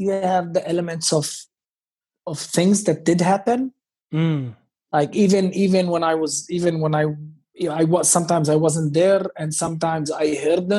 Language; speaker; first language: English; non-native, fluent; Hebrew